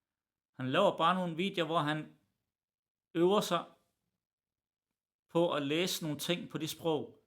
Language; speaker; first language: Danish; early bilingual, other home language; Arabic